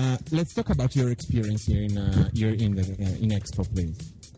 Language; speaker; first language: English; non-native, learner; Italian